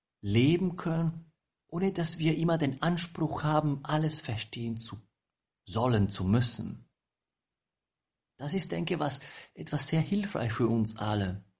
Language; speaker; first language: German; non-native, fluent; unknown